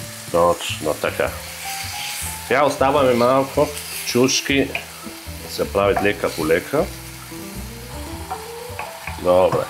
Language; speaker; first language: Bulgarian; non-native, learner; German